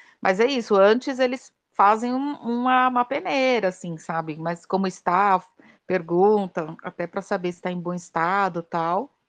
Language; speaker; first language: Portuguese; native; Portuguese